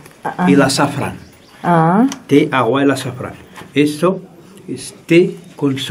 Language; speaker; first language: Spanish; non-native, learner; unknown